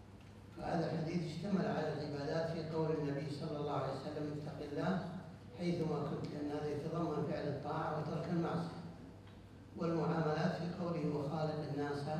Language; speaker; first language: Arabic; native; Arabic